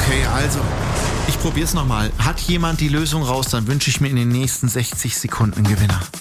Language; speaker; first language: German; native; German